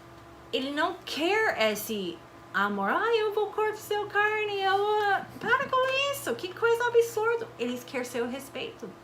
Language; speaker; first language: Portuguese; non-native, fluent; English